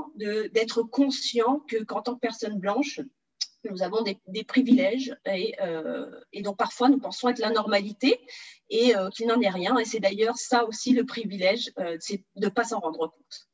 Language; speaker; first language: French; early bilingual, other home language; Portuguese